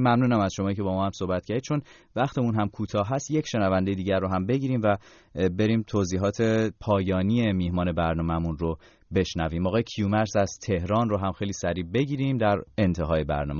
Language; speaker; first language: Persian; native; Persian